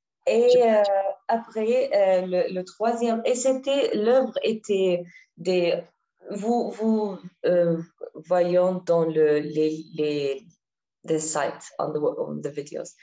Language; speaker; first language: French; non-native, learner; Arabic